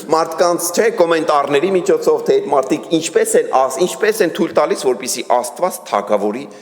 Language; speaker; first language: Armenian; native; Armenian